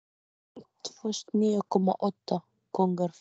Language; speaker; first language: Swedish; non-native, learner; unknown